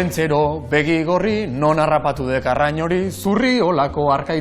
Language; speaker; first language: Basque; native; Basque